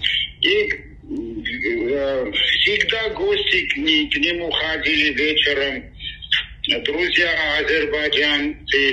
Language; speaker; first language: Russian; non-native, local second language; Armenian